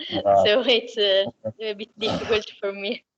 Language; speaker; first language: English; non-native, fluent; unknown